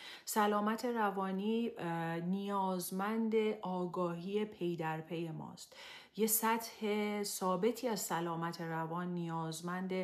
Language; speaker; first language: Persian; native; Persian